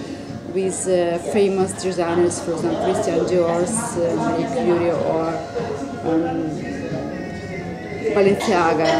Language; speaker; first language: English; non-native, learner; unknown